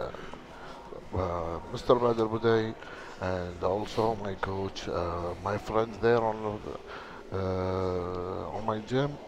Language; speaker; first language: English; non-native, learner; Arabic